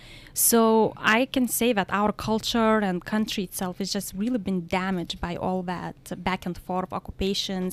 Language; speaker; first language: English; non-native, fluent; Lithuanian